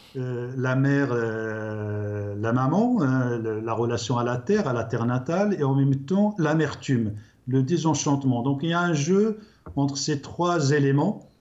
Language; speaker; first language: French; non-native, local second language; Arabic